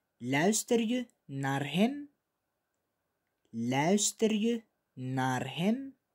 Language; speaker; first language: Dutch; non-native, fluent; Arabic